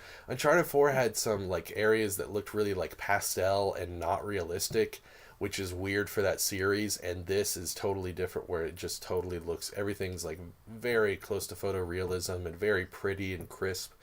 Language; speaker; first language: English; native; English